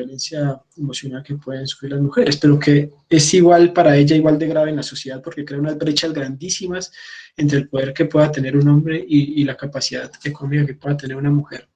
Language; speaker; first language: Spanish; native; Spanish